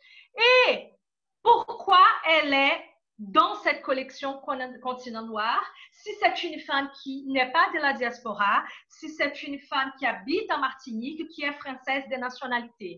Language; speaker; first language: French; non-native, fluent; Portuguese